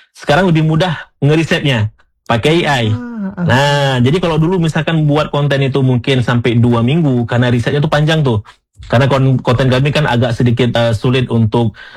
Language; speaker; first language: Indonesian; non-native, local second language; Achinese